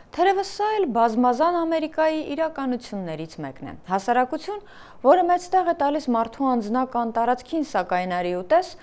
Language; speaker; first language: Armenian; native; Armenian